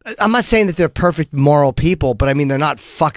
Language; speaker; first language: English; native; English